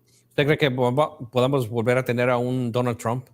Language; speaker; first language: Spanish; native; Spanish